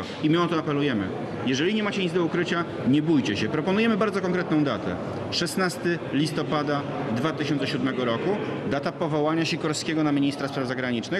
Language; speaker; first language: Polish; native; Polish